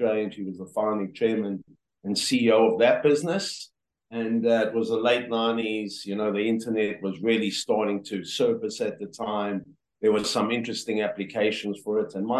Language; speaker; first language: English; native; English